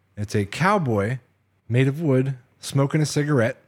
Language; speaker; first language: English; native; English